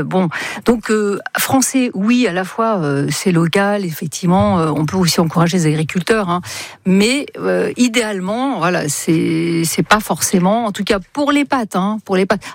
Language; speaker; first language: French; native; French